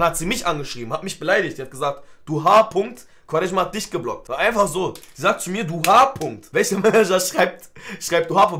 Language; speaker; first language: German; early bilingual, other home language; Turkish